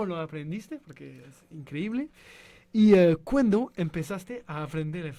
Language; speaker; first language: Spanish; non-native, learner; French